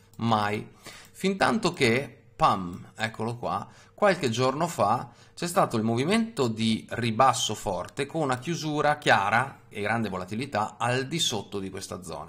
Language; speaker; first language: Italian; native; Italian